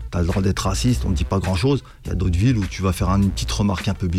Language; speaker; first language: French; native; French